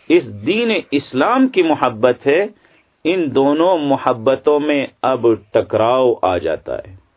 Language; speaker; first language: Urdu; non-native, local second language; Pashto